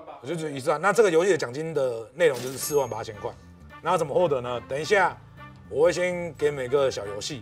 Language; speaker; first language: Chinese; native; Chinese